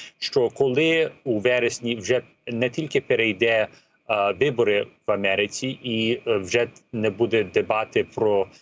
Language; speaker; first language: Ukrainian; early bilingual, heritage; Ukrainian